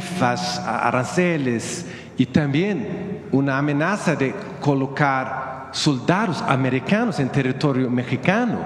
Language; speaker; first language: Spanish; non-native, learner; Swedish